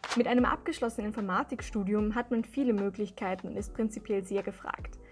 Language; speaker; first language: German; native; German